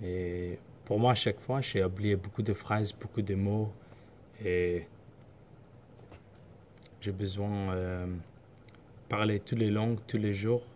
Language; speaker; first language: French; non-native, learner; Somali